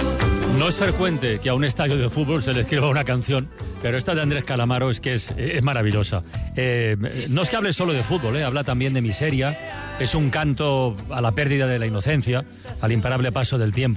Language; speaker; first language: Spanish; native; Spanish